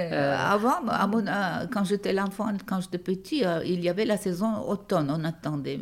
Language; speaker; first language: French; non-native, fluent; Turkish